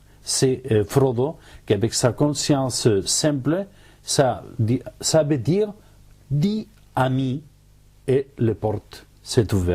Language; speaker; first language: French; non-native, fluent; Spanish